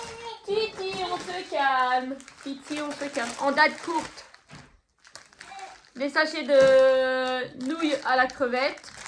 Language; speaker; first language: French; native; French